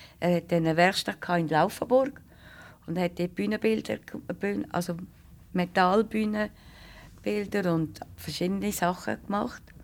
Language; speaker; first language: German; native; German